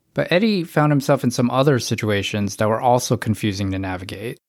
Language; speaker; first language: English; native; English